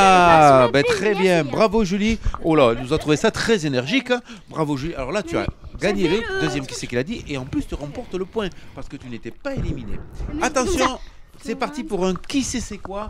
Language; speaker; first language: French; native; French